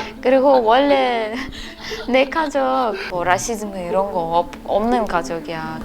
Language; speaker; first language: Korean; non-native, learner; Russian